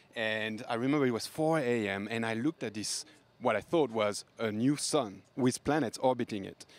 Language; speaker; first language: English; non-native, fluent; French